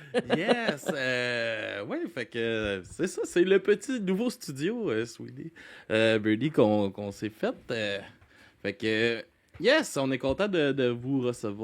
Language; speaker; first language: French; native; French